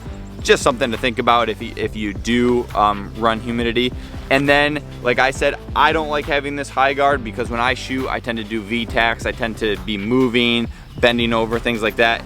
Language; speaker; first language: English; native; English